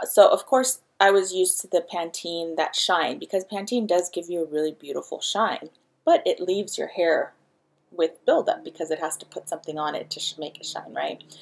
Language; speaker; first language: English; early bilingual, other home language; Spanish